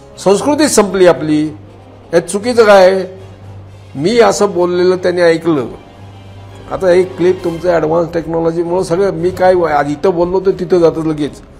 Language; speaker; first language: Marathi; native; Marathi